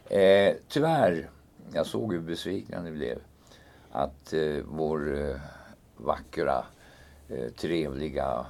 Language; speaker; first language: Swedish; native; Swedish